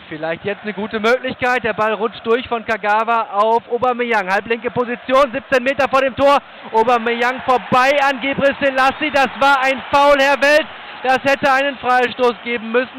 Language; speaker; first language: German; native; German